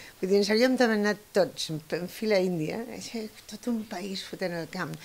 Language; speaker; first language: Catalan; non-native, local second language; Spanish